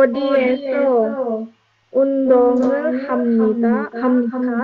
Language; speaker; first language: Korean; non-native, learner; Indonesian